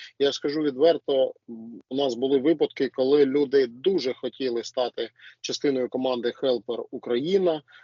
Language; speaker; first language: Ukrainian; native; Ukrainian